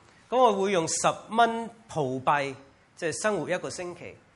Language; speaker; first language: Cantonese; non-native, fluent; English